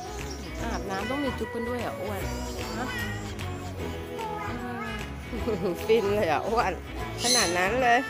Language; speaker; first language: Thai; native; Thai